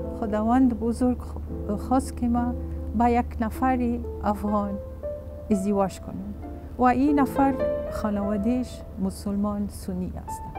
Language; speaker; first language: Persian; non-native, fluent; Arabic